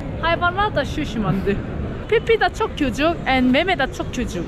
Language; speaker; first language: Turkish; non-native, learner; Spanish